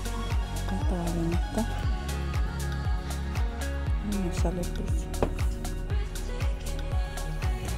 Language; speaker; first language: Spanish; native; Spanish